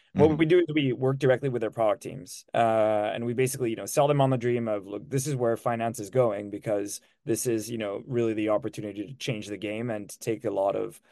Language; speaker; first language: English; non-native, fluent; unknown